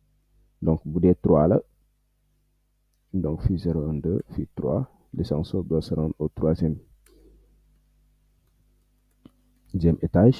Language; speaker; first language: French; non-native, local second language; Wolof